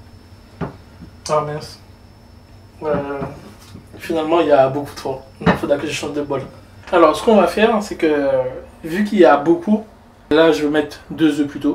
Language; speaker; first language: French; native; French